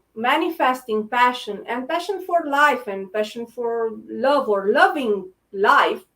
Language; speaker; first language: English; non-native, fluent; Romanian